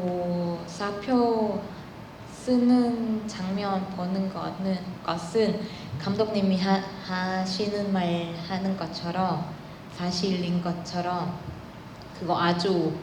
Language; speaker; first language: Korean; non-native, learner; Thai